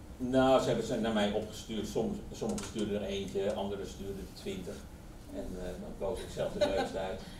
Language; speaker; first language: Dutch; native; Dutch